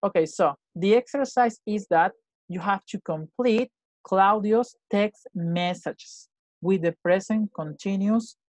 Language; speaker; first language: English; non-native, fluent; Spanish